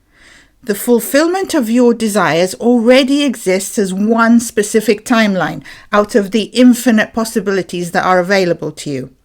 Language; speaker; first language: English; native; English